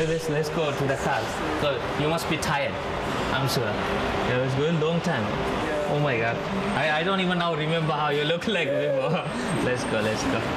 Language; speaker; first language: English; non-native, local second language; Divehi